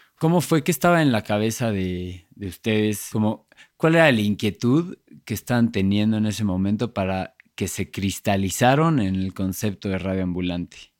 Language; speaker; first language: Spanish; native; Spanish